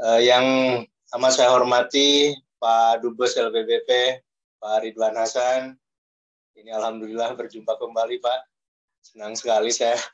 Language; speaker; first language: Indonesian; native; Indonesian